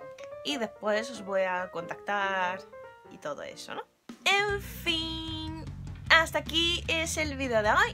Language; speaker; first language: Spanish; non-native, fluent; Japanese